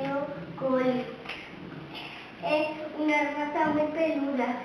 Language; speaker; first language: Spanish; non-native, local second language; Galician